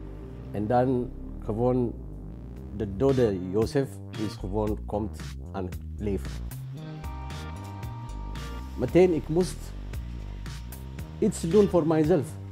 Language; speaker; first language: Dutch; non-native, learner; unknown